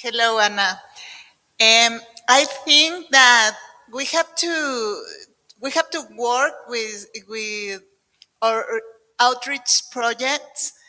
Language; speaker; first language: English; non-native, learner; Spanish